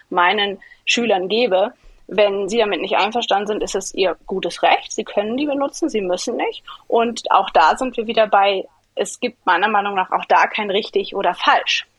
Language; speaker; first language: German; early bilingual, other home language; Greek